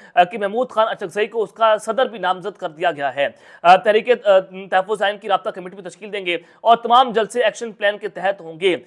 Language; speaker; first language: Urdu; non-native, local second language; Punjabi